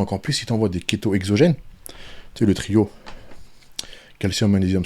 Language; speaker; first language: French; native; French